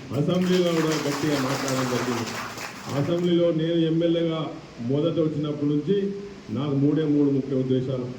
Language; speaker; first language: Telugu; native; Telugu